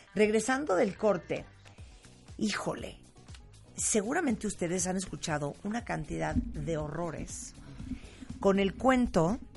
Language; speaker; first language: Spanish; native; Spanish